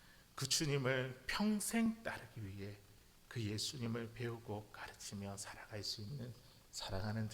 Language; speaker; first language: Korean; native; Korean